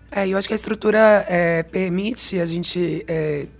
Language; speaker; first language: Portuguese; native; Portuguese